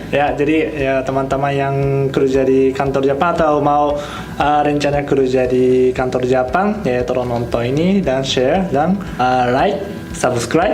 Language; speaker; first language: Indonesian; non-native, fluent; Japanese